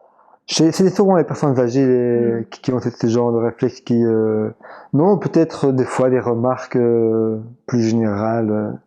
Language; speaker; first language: French; early bilingual, other home language; Arabic